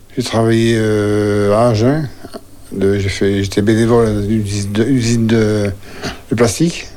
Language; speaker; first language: French; native; French